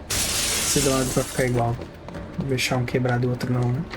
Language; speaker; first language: Portuguese; native; Portuguese